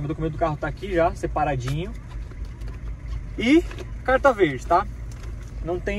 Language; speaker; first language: Portuguese; native; Portuguese